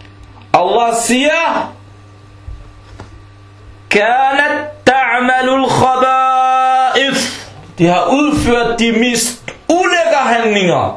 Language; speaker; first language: Danish; early bilingual, other home language; Arabic